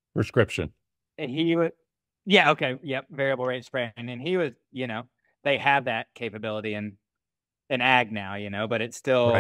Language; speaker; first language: English; native; English